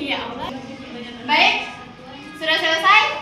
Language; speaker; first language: Indonesian; native; Indonesian